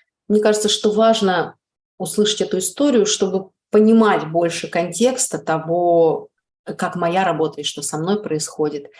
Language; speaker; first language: Russian; native; Russian